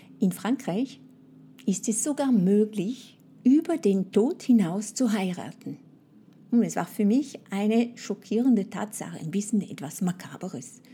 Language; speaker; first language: German; non-native, fluent; French